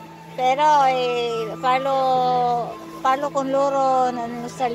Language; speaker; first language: Italian; non-native, fluent; Filipino